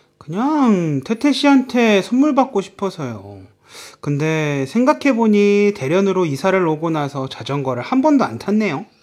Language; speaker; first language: Korean; native; Korean